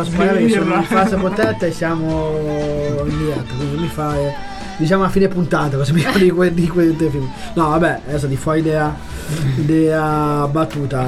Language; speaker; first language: Italian; native; Italian